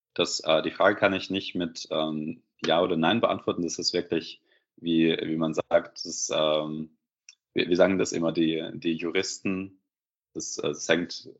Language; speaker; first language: German; non-native, fluent; Russian